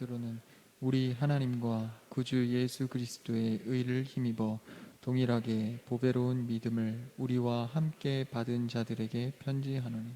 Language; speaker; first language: Korean; native; Korean